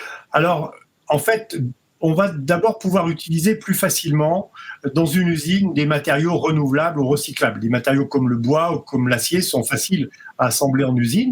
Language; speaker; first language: French; native; French